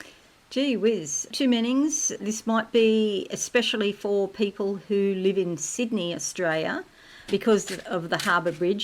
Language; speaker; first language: English; native; English